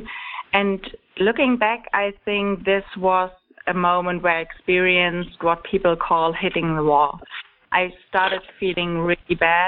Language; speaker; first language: English; non-native, fluent; German